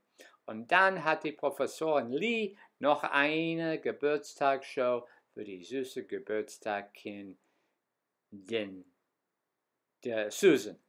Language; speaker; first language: German; non-native, fluent; English